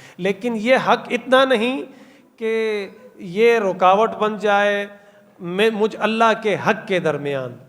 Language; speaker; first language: Urdu; non-native, local second language; Pashto